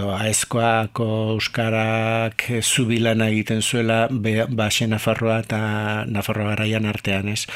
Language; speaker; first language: Basque; native; Basque